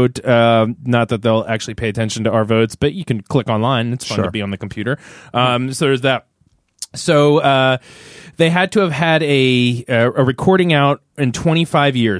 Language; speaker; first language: English; native; English